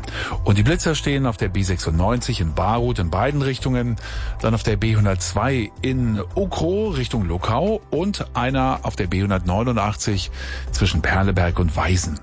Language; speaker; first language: German; native; German